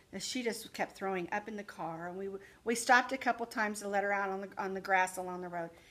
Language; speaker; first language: English; native; English